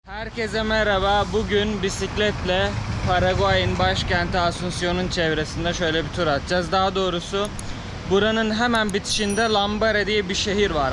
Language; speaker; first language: Turkish; native; Turkish